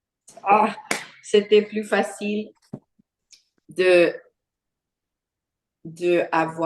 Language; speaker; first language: French; non-native, learner; Portuguese